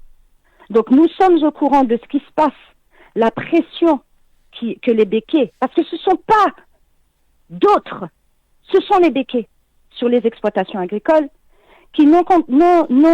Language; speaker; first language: French; native; French